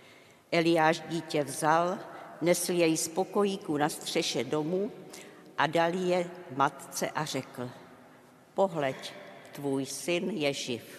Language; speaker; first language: Czech; native; Czech